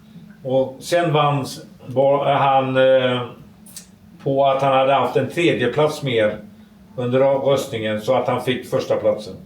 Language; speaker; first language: Swedish; native; Swedish